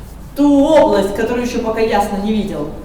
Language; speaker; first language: Russian; native; Russian